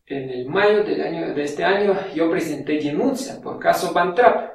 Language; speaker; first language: Spanish; non-native, fluent; Russian